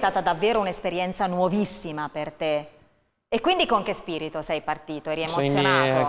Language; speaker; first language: Italian; native; Italian